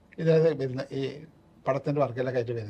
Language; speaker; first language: Malayalam; native; Malayalam